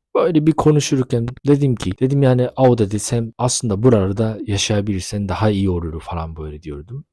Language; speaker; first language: Turkish; non-native, fluent; Japanese